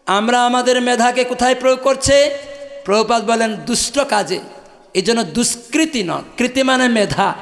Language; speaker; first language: Bangla; non-native, fluent; Odia